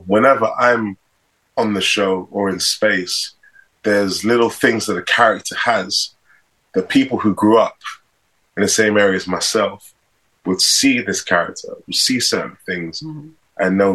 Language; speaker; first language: English; native; English